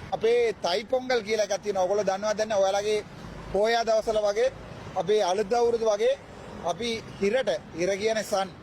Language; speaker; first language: Sinhala; non-native, local second language; Tamil